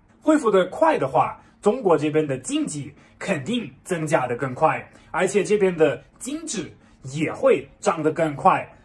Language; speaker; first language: Chinese; non-native, fluent; German